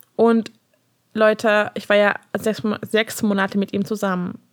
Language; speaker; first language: German; non-native, fluent; Hungarian